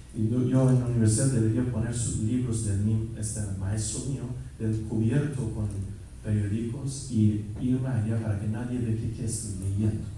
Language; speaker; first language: Spanish; non-native, fluent; Persian